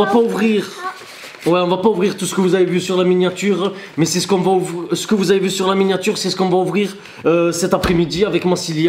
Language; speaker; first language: French; native; French